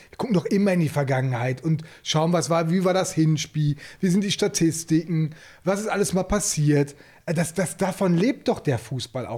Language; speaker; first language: German; native; German